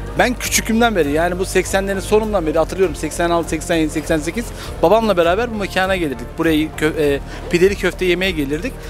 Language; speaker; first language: Turkish; native; Turkish